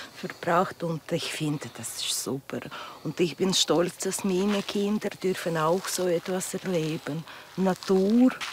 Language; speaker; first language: German; non-native, learner; Ukrainian